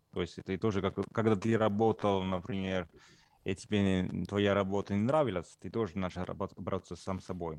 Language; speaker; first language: Russian; non-native, fluent; Italian